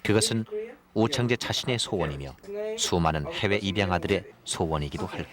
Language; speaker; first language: Korean; native; Korean